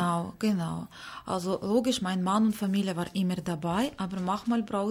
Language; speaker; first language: German; non-native, learner; Ukrainian